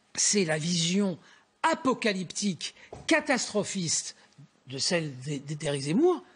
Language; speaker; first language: French; native; French